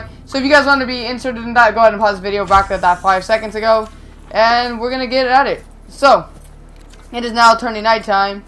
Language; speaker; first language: English; native; English